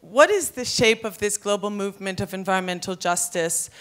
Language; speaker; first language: English; native; English